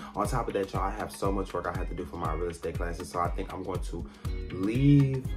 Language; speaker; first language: English; native; English